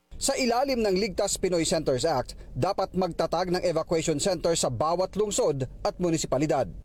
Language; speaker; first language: Filipino; native; Filipino